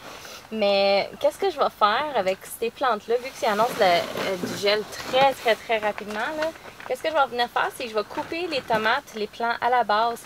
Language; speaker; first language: French; native; French